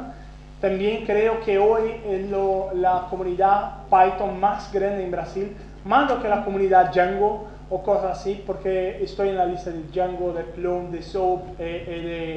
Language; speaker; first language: Spanish; non-native, fluent; Portuguese